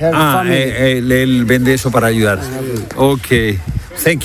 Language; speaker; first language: Spanish; native; Spanish